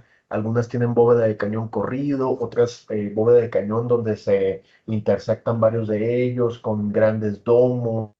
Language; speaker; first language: Spanish; native; Spanish